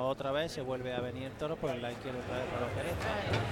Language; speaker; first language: Spanish; native; Spanish